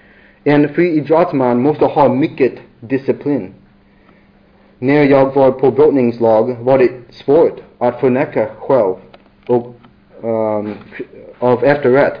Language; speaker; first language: Swedish; non-native, learner; English